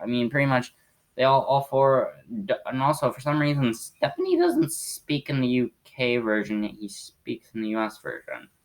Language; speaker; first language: English; native; English